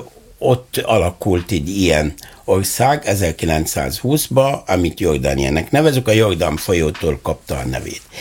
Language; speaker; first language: Hungarian; non-native, fluent; Arabic